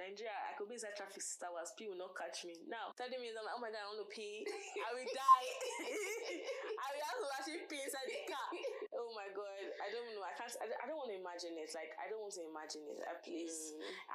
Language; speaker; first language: English; non-native, local second language; Igbo